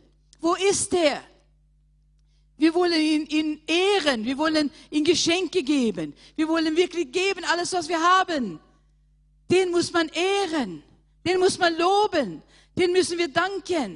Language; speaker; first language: German; non-native, fluent; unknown